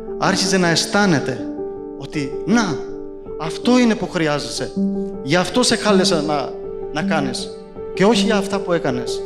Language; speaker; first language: Greek; non-native, fluent; Albanian